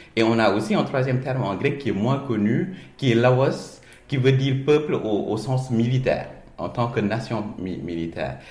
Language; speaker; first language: French; non-native, local second language; Wolof